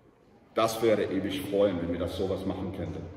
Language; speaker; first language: German; non-native, learner; English